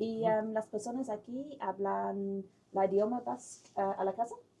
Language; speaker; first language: Spanish; non-native, learner; English